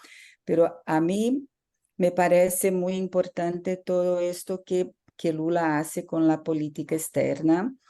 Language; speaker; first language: Spanish; non-native, fluent; Portuguese